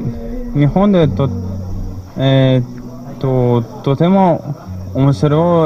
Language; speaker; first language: Japanese; non-native, learner; Russian